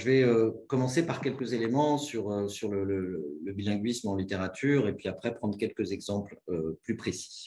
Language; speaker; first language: French; native; French